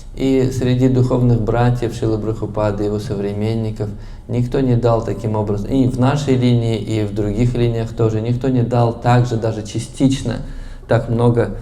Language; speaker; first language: Russian; native; Russian